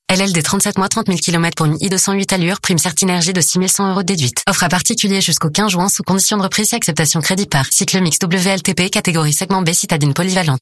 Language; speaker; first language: French; native; French